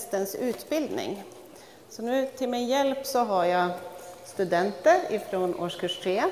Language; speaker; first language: Swedish; native; Swedish